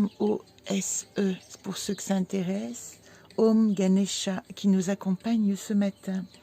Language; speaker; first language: French; native; French